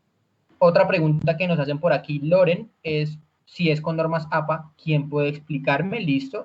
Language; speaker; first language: Spanish; native; Spanish